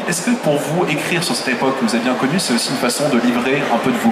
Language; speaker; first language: French; native; French